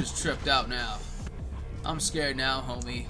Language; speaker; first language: English; native; English